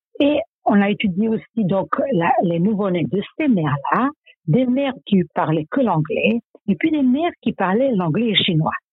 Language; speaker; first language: French; non-native, fluent; Serbian